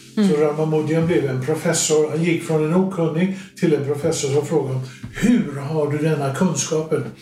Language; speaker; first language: Swedish; native; Swedish